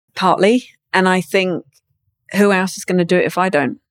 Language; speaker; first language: English; native; English